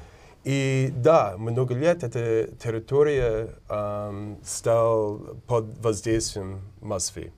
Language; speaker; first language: Russian; non-native, learner; English